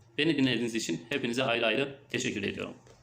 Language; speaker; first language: Turkish; native; Turkish